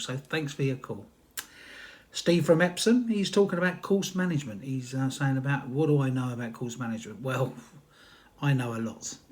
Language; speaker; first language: English; native; English